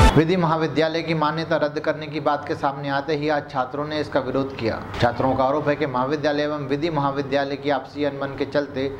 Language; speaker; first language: Hindi; native; Hindi